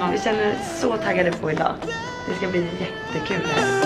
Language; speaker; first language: Swedish; native; Swedish